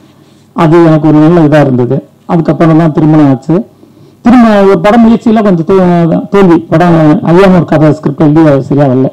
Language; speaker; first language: Tamil; native; Tamil